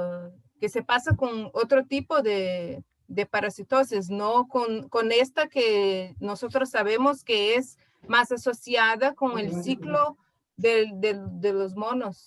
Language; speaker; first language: Spanish; non-native, learner; Portuguese